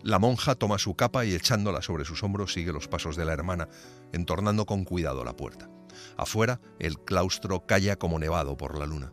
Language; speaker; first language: Spanish; native; Spanish